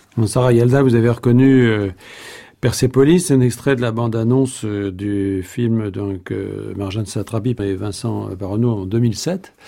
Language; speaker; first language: French; native; French